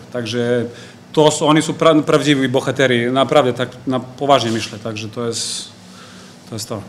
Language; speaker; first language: Polish; non-native, fluent; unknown